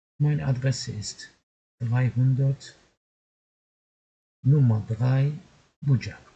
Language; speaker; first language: German; non-native, fluent; Turkish